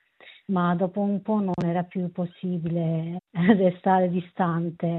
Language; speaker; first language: Italian; non-native, learner; Kurdish